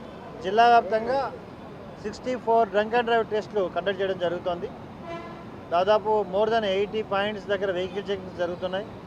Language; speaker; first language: Telugu; native; Telugu